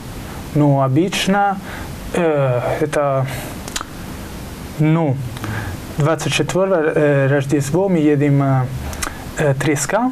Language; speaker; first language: Russian; non-native, learner; Italian